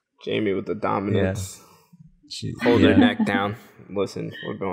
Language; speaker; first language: English; native; English